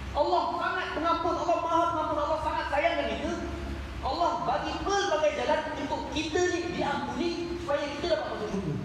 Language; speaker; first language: Malay; native; Malay